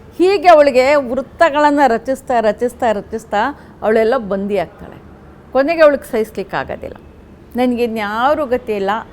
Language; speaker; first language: Kannada; non-native, local second language; Urdu